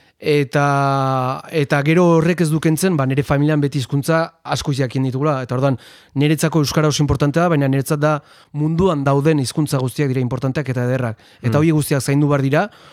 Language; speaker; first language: Basque; non-native, local second language; Spanish